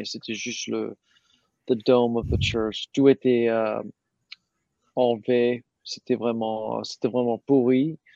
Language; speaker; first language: French; non-native, learner; English